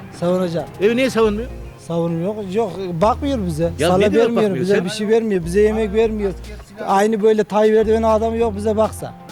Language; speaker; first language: Turkish; non-native, learner; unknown